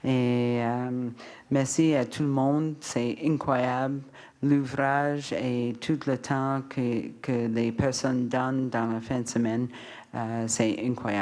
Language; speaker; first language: French; non-native, learner; English